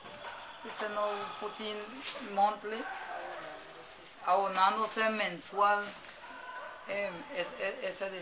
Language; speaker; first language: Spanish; non-native, local second language; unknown